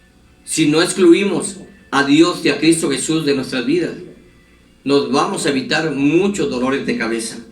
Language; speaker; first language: Spanish; native; Spanish